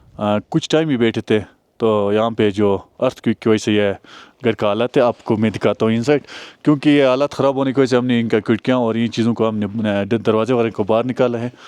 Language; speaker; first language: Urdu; non-native, local second language; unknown